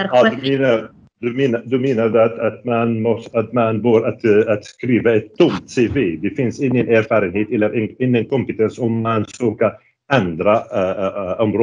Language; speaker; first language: Swedish; non-native, fluent; Arabic